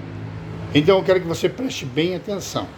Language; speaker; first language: Portuguese; native; Portuguese